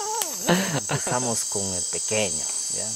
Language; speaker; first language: Spanish; non-native, local second language; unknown